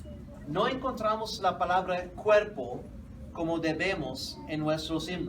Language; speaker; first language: Spanish; non-native, fluent; English